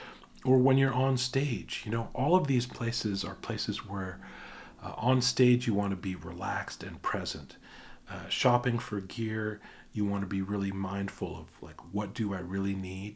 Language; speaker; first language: English; native; English